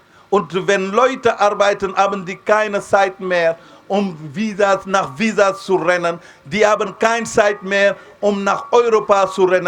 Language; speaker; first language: German; non-native, fluent; Wolof